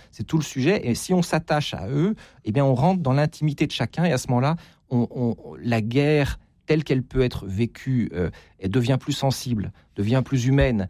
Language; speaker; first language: French; native; French